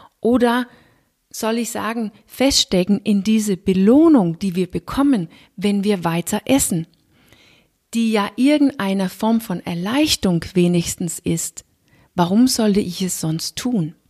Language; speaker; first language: German; non-native, fluent; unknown